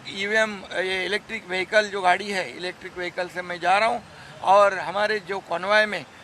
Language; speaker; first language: Hindi; non-native, local second language; Marathi